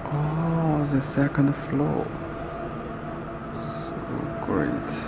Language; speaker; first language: English; non-native, learner; Chinese